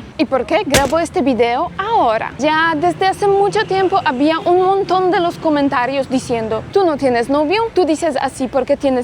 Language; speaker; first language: Spanish; non-native, fluent; Polish